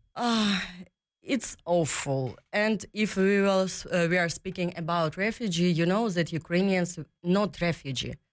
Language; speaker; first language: English; non-native, learner; Ukrainian